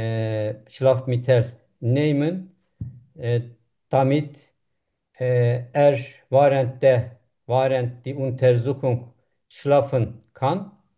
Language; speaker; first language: German; non-native, learner; Turkish